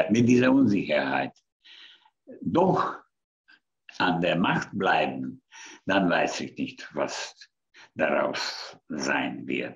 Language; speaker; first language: German; non-native, fluent; Hungarian